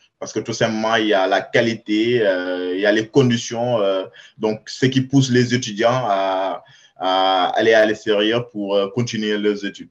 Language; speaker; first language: French; non-native, local second language; Wolof